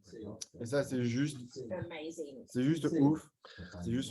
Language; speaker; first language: French; native; French